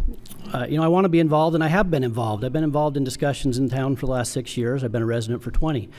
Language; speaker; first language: English; native; English